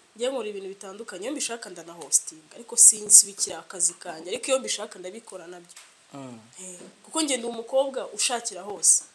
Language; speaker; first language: Kinyarwanda; native; Kinyarwanda